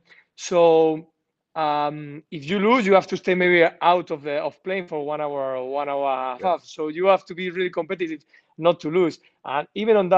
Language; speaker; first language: English; non-native, learner; Spanish